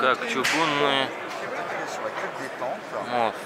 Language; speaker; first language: Russian; native; Russian